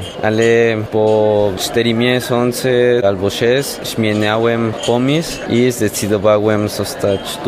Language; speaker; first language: Polish; non-native, learner; Spanish